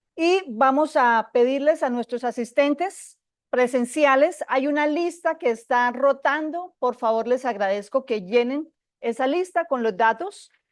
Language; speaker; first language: Spanish; native; Spanish